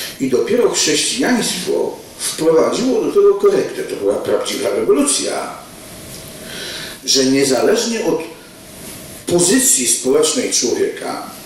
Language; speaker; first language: Polish; native; Polish